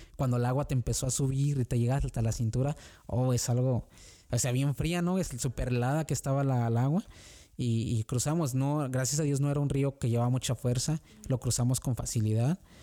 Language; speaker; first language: Spanish; native; Spanish